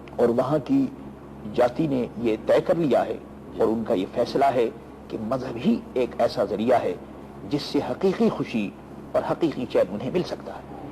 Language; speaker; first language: Urdu; native; Urdu